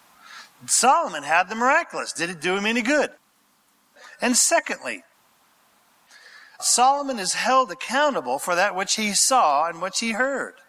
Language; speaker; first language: English; native; English